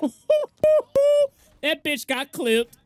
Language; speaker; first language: English; native; English